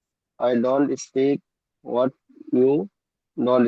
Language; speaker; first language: English; non-native, learner; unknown